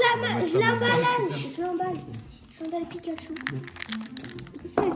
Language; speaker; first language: French; native; French